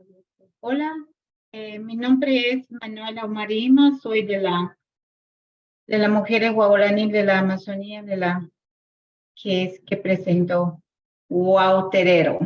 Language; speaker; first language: Spanish; non-native, local second language; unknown